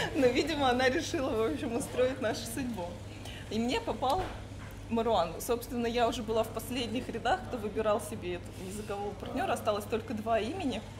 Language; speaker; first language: Russian; native; Russian